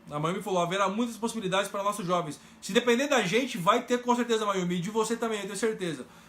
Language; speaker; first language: Portuguese; native; Portuguese